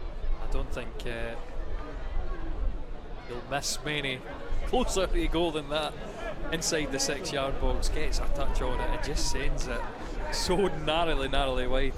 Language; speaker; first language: English; native; English